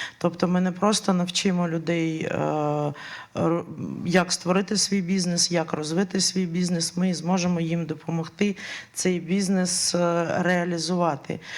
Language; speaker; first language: Ukrainian; native; Ukrainian